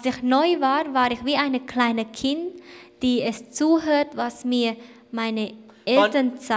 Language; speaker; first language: German; non-native, fluent; Thai